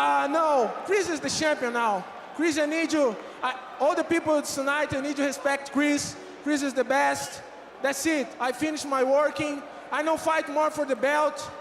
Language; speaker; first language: English; non-native, learner; Portuguese